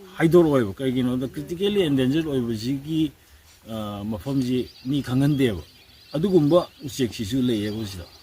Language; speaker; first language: Manipuri; native; Manipuri